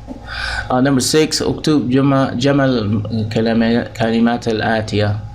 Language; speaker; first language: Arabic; non-native, fluent; English